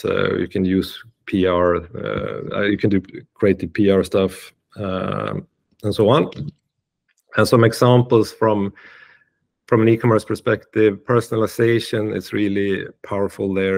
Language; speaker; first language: English; non-native, fluent; Swedish